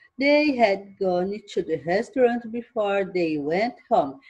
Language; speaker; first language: English; non-native, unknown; Portuguese